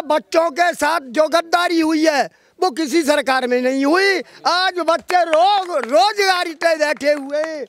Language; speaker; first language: Hindi; native; Hindi